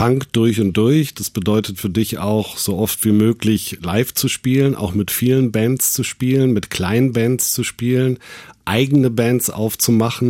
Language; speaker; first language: German; native; German